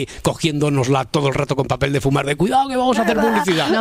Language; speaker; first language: Spanish; native; Spanish